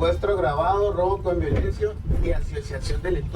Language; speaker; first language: Spanish; native; Spanish